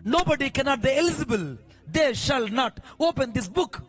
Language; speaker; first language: English; non-native, local second language; Telugu